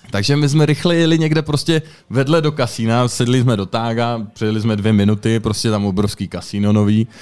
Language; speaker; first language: Czech; native; Czech